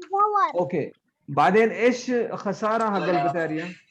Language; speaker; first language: Arabic; non-native, learner; Urdu